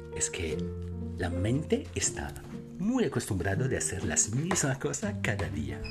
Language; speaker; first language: Spanish; non-native, learner; French